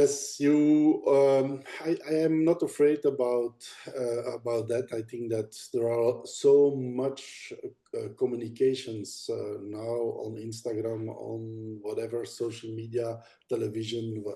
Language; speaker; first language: English; non-native, fluent; Dutch